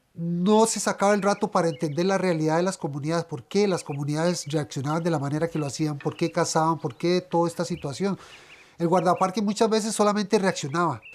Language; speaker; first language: Spanish; native; Spanish